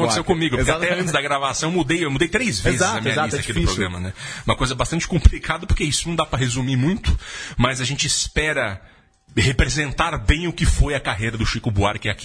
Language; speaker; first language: Portuguese; native; Portuguese